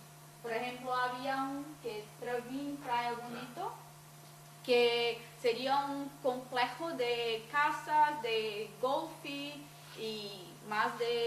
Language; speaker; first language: Spanish; non-native, fluent; Portuguese